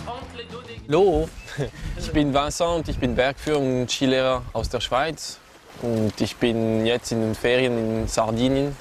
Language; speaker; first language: German; non-native, local second language; French